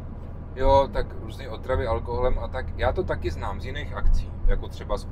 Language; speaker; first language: Czech; native; Czech